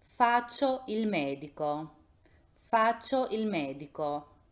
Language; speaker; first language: Italian; non-native, fluent; Albanian